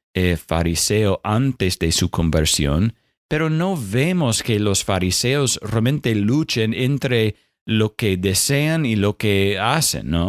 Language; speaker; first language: Spanish; non-native, fluent; English